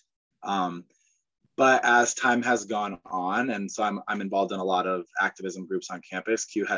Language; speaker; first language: English; native; English